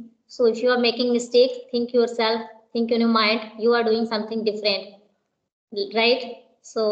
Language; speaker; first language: English; non-native, local second language; Hindi